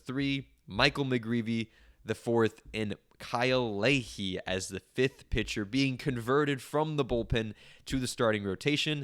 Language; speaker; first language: English; native; English